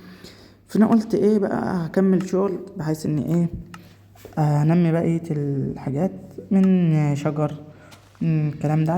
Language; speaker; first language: Arabic; native; Arabic